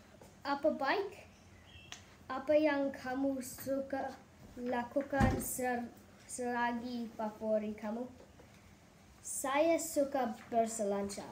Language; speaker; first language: Indonesian; non-native, learner; English